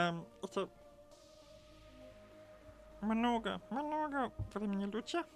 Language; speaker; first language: Russian; non-native, learner; English